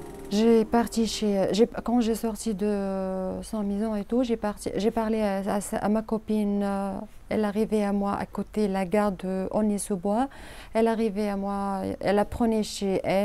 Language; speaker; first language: French; non-native, learner; Arabic